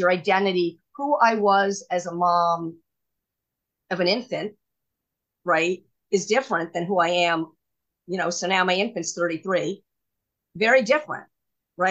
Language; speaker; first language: English; native; English